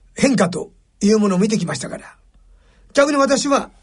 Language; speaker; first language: Japanese; native; Japanese